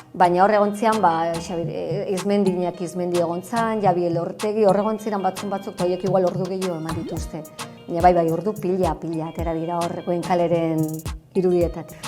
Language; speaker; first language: Basque; native; Basque